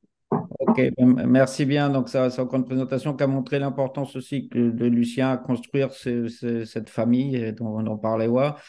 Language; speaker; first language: French; native; French